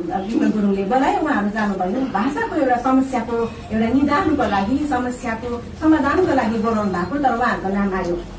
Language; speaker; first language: Nepali; native; Nepali